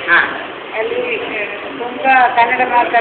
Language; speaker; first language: Kannada; non-native, local second language; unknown